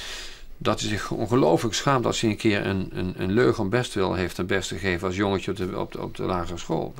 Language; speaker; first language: Dutch; native; Dutch